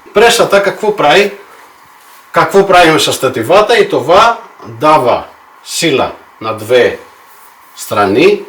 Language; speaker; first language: Bulgarian; non-native, fluent; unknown